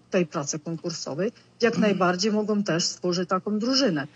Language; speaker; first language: Polish; early bilingual, other home language; Ukrainian